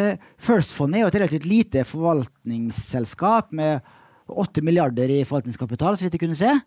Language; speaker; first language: Norwegian; native; Norwegian